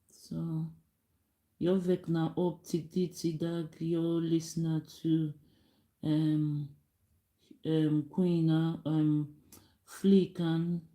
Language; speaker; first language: Swedish; non-native, learner; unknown